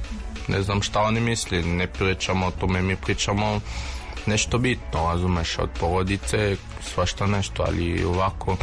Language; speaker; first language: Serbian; non-native, fluent; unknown